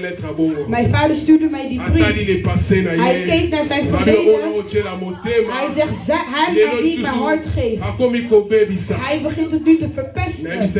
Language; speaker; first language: Dutch; non-native, learner; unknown